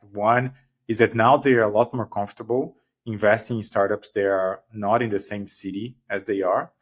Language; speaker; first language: English; non-native, fluent; Portuguese